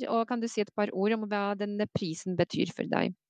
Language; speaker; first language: Norwegian; non-native, fluent; Polish